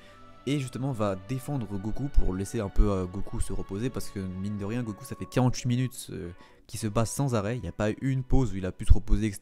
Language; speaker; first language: French; native; French